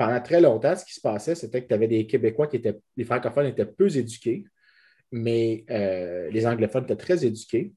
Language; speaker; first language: French; native; French